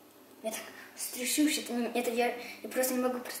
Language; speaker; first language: Russian; early bilingual, heritage; Russian